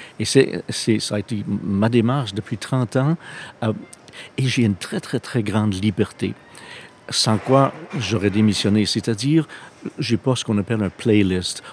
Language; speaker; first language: French; non-native, local second language; English